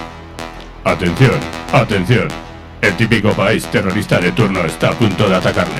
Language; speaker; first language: Spanish; native; Spanish